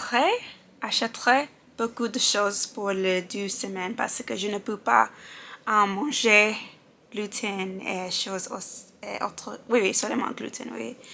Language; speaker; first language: French; non-native, learner; English